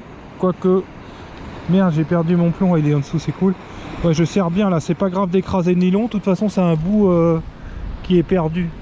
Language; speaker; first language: French; native; French